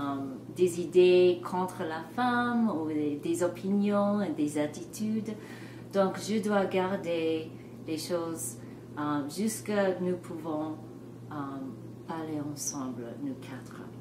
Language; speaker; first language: French; non-native, fluent; English